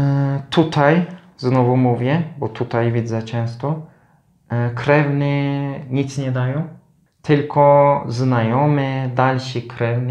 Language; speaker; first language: Polish; non-native, learner; Turkish